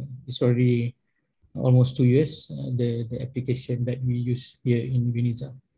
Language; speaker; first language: English; non-native, local second language; Malay